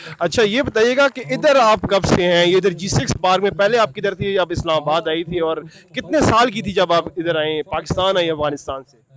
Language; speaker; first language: Urdu; native; Urdu